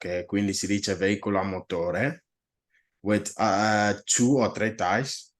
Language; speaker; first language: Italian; non-native, fluent; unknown